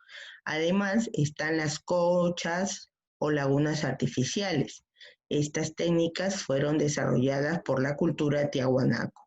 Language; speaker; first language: Spanish; native; Spanish